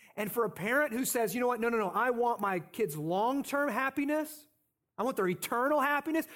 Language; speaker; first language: English; native; English